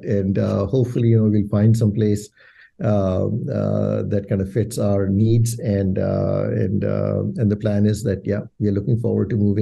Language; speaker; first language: English; non-native, local second language; Urdu